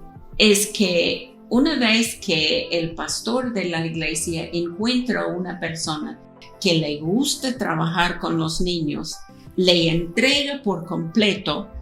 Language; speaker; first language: Spanish; non-native, fluent; English